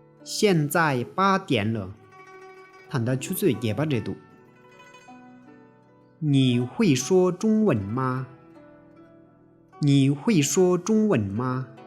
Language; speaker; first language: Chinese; non-native, fluent; Tibetan